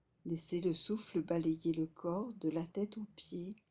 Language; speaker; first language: French; native; French